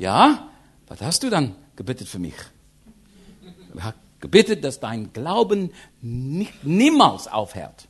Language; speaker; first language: German; non-native, learner; English